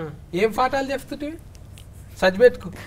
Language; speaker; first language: Telugu; native; Telugu